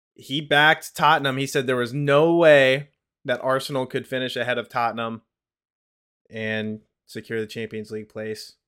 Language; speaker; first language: English; native; English